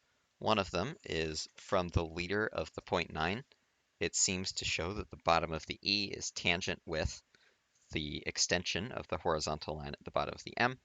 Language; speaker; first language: English; native; English